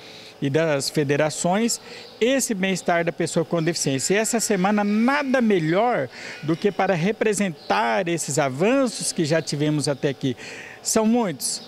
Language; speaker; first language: Portuguese; native; Portuguese